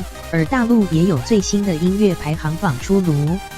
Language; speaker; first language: Chinese; native; Chinese